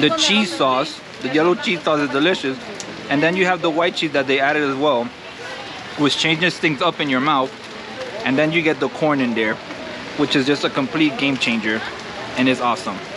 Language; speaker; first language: English; early bilingual, other home language; Spanish